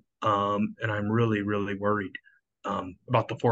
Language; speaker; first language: English; native; English